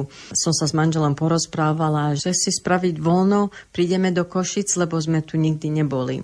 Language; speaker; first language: Slovak; early bilingual, heritage; English